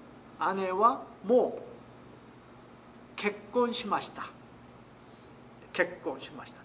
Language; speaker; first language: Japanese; non-native, fluent; Korean